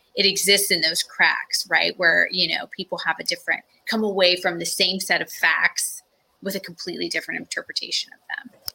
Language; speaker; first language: English; native; English